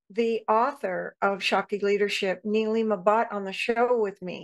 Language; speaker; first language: English; native; English